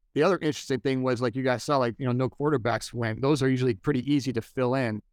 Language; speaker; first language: English; native; English